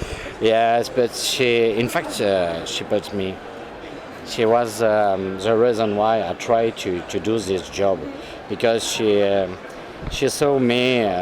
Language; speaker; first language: English; non-native, fluent; French